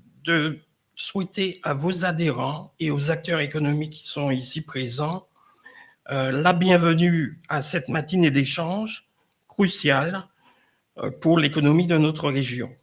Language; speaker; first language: French; native; French